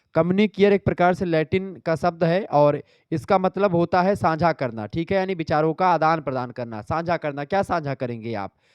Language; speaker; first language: Hindi; native; Hindi